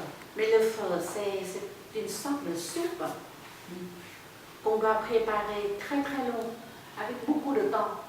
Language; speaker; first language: French; non-native, fluent; Vietnamese